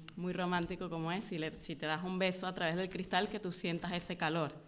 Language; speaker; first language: Spanish; native; Spanish